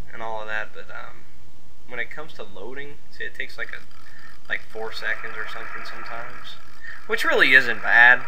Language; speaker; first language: English; native; English